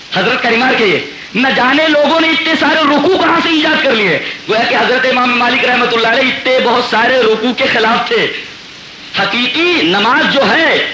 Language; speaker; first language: Urdu; native; Urdu